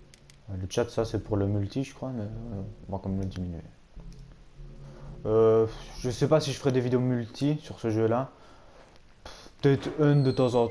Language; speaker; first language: French; native; French